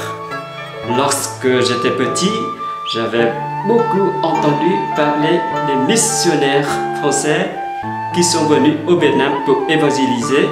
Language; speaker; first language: French; non-native, fluent; Vietnamese